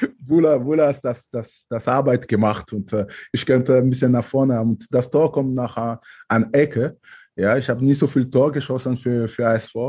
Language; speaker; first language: German; non-native, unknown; French